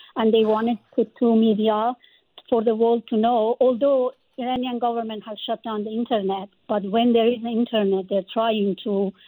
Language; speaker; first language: English; non-native, fluent; Persian